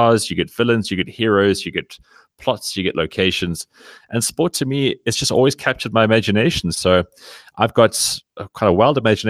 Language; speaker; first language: English; native; English